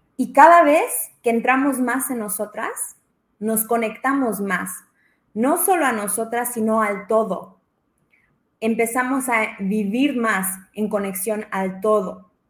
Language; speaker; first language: Spanish; early bilingual, heritage; Spanish